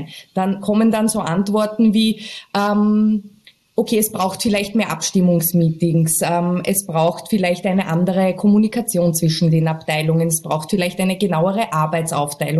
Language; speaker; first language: German; native; German